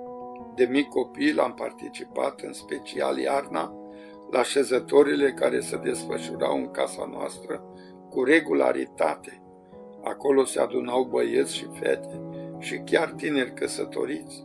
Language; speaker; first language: Romanian; native; Romanian